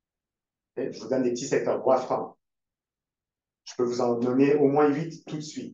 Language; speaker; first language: French; native; French